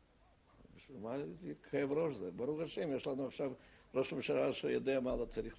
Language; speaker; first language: Hebrew; non-native, fluent; Russian